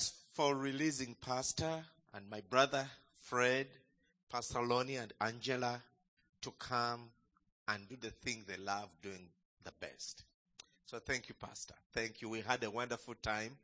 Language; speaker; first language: English; non-native, local second language; Ganda